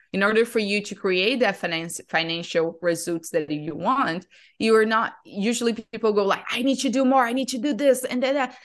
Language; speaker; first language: English; non-native, fluent; Portuguese